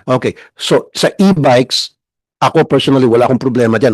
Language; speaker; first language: Filipino; native; Filipino